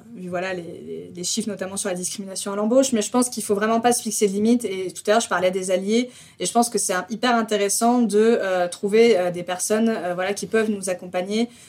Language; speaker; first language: French; native; French